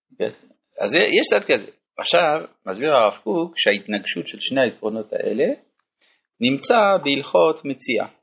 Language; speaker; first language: Hebrew; non-native, fluent; French